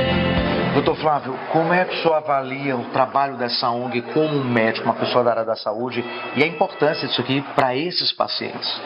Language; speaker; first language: Portuguese; native; Portuguese